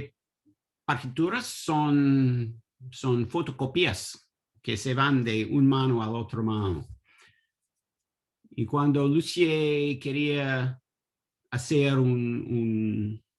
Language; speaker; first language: Spanish; non-native, learner; English